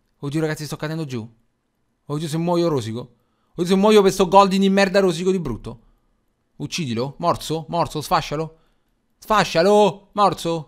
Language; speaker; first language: Italian; native; Italian